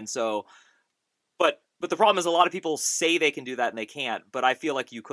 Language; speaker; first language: English; native; English